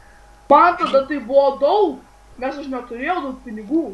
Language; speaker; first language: Lithuanian; native; Lithuanian